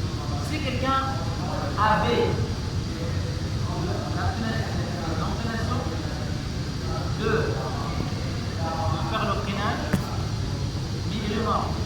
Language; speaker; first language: French; non-native, learner; Arabic